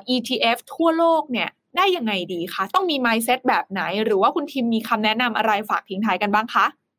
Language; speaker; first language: Thai; native; Thai